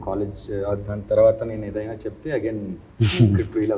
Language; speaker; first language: Telugu; non-native, learner; Tamil